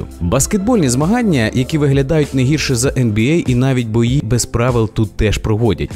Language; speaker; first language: Ukrainian; native; Ukrainian